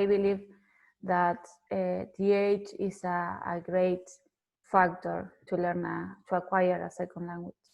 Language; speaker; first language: English; non-native, fluent; Spanish